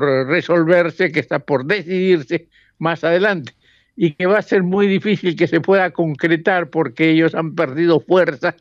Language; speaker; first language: Spanish; native; Spanish